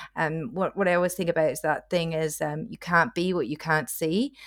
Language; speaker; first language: English; native; English